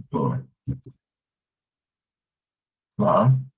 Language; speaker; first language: German; non-native, fluent; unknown